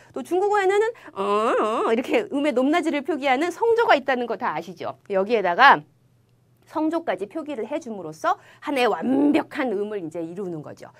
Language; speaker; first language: Korean; native; Korean